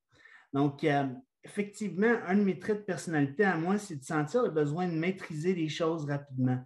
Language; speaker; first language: French; native; French